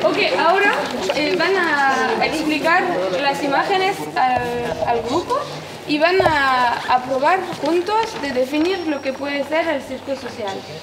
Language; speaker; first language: Spanish; non-native, learner; French